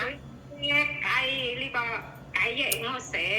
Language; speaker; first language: Cantonese; non-native, learner; Indonesian